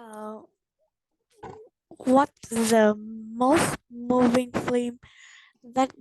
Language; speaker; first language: English; non-native, learner; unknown